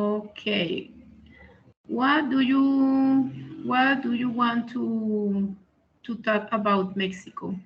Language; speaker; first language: English; non-native, learner; Spanish